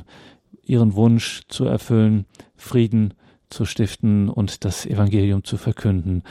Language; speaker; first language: German; native; German